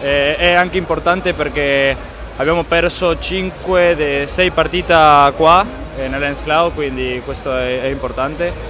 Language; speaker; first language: Italian; non-native, learner; Spanish